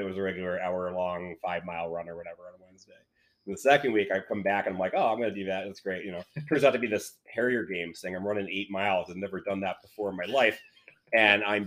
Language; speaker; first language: English; native; English